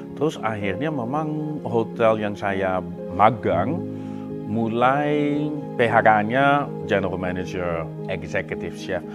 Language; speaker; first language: Indonesian; non-native, fluent; Dutch